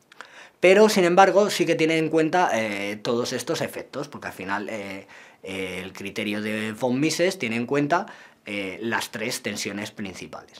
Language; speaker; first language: Spanish; native; Spanish